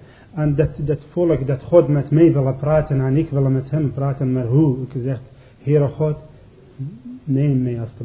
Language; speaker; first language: Dutch; non-native, learner; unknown